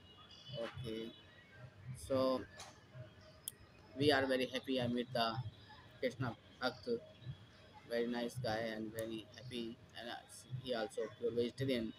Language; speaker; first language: English; non-native, learner; Hindi